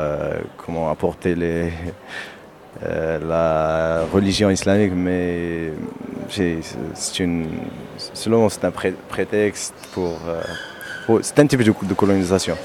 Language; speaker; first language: French; non-native, local second language; Berber languages